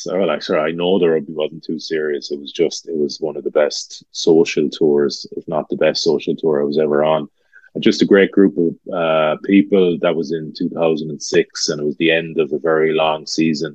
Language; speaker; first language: English; native; English